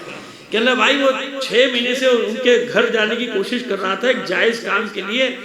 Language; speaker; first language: Urdu; native; Urdu